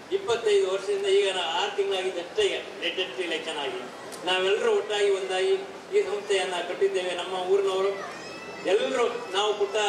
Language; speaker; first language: Kannada; native; Kannada